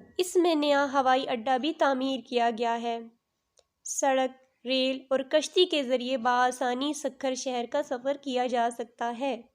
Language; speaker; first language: Urdu; native; Urdu